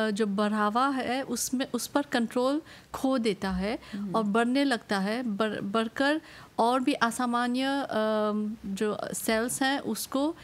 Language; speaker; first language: Hindi; non-native, local second language; Morisyen